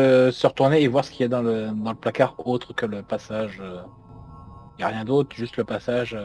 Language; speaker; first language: French; native; French